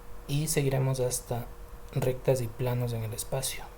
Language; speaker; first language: Spanish; native; Spanish